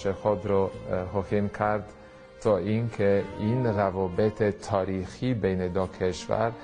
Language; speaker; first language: Persian; non-native, fluent; Italian